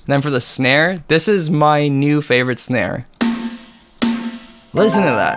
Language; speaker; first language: English; native; English